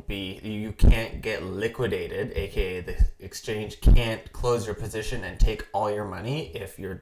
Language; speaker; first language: English; native; English